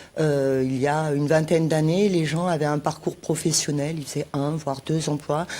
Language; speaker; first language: French; native; French